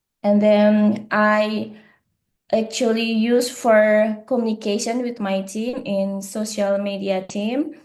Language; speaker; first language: English; non-native, learner; Indonesian